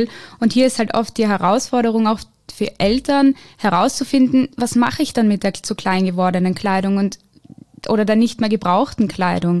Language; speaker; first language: German; native; German